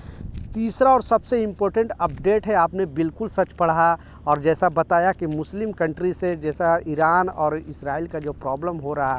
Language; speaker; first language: Hindi; native; Hindi